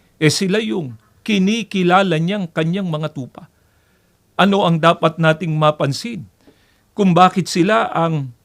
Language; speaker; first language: Filipino; native; Filipino